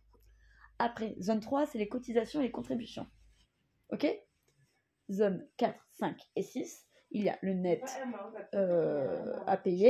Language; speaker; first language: French; native; French